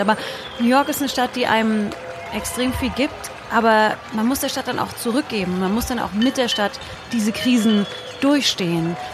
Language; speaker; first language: German; native; German